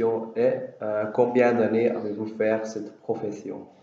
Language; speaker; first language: French; non-native, learner; Dutch